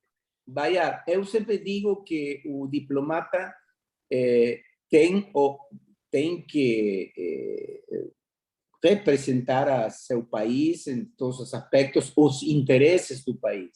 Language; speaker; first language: Portuguese; non-native, fluent; Spanish